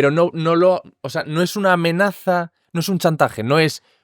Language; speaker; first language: Spanish; native; Spanish